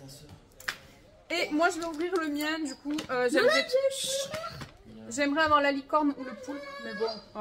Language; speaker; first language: French; native; French